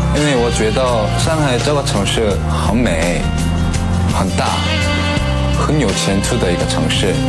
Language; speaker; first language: Chinese; native; Chinese